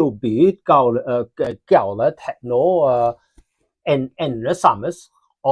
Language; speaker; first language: Norwegian; non-native, learner; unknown